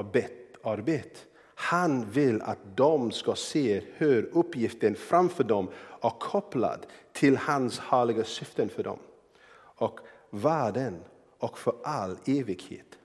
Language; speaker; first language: Swedish; non-native, fluent; English